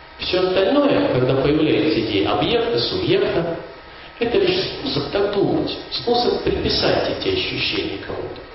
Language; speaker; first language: Russian; native; Russian